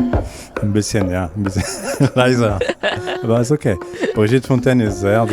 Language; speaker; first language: German; non-native, learner; French